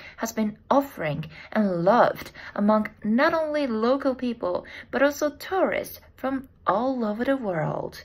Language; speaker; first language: English; non-native, fluent; Japanese